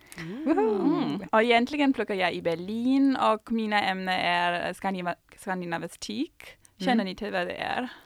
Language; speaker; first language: Swedish; non-native, fluent; German